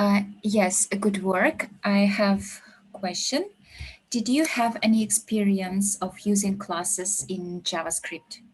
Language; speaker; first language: English; non-native, learner; Russian